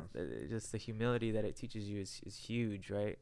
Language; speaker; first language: English; early bilingual, other home language; Filipino